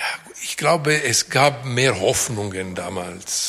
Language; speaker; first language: German; non-native, local second language; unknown